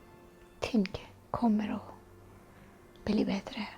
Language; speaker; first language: Norwegian; non-native, fluent; Persian